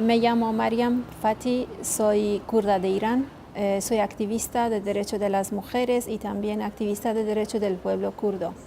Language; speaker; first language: Spanish; non-native, fluent; Kurdish